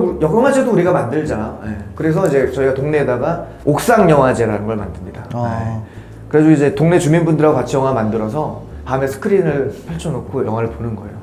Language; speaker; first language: Korean; native; Korean